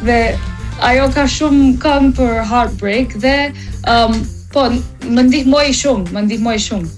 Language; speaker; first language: Albanian; early bilingual, heritage; English